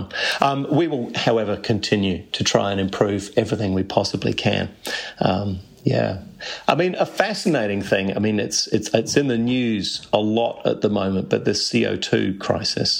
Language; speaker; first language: English; native; English